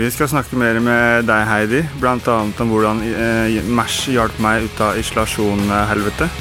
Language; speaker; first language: Norwegian; native; Norwegian